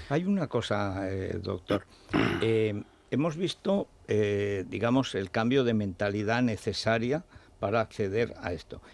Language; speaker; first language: Spanish; native; Spanish